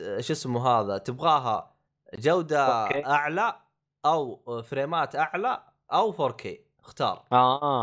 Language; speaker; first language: Arabic; native; Arabic